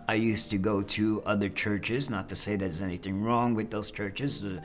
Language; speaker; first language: English; native; English